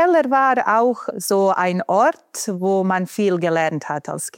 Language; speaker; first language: German; non-native, fluent; Bosnian